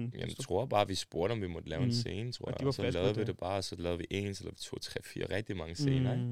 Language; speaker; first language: Danish; early bilingual, other home language; Serbian